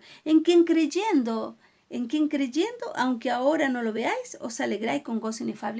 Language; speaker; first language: Spanish; native; Spanish